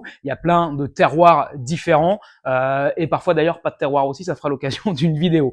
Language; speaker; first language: French; native; French